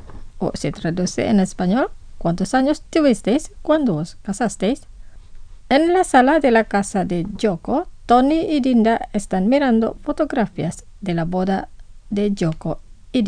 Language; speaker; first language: Spanish; non-native, fluent; Indonesian